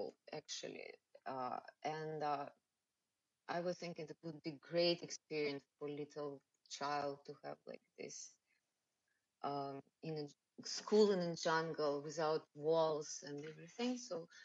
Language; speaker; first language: English; non-native, learner; Russian